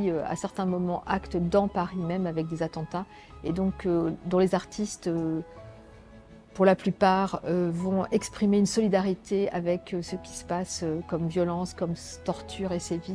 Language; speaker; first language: French; native; French